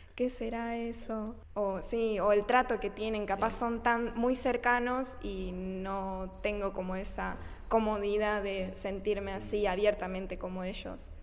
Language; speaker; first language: Spanish; early bilingual, other home language; Japanese